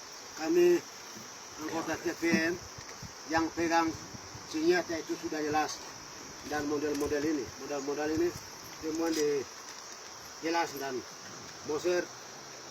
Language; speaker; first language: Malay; non-native, local second language; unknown